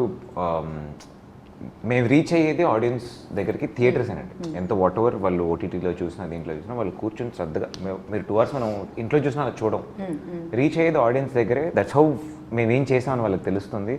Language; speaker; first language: Telugu; native; Telugu